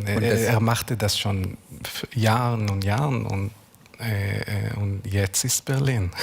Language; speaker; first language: German; non-native, learner; Hebrew